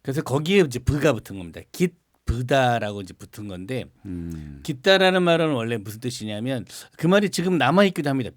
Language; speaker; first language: Korean; native; Korean